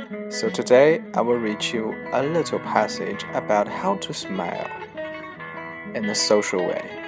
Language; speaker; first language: English; non-native, fluent; Chinese